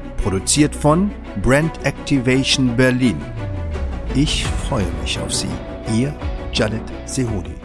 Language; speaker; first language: German; early bilingual, other home language; Arabic